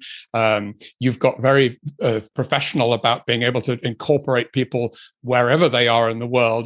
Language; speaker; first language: English; native; English